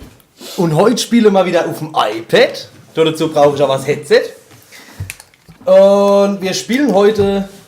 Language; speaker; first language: German; native; German